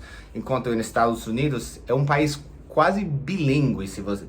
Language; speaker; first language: Portuguese; non-native, fluent; English